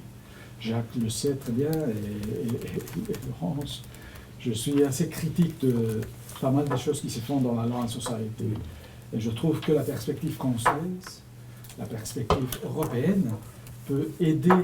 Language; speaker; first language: French; non-native, fluent; Spanish